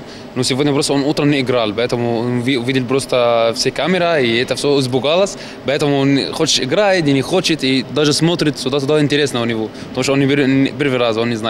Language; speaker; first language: Russian; non-native, learner; Arabic